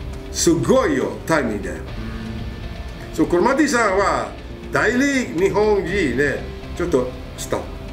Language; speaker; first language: Japanese; non-native, learner; English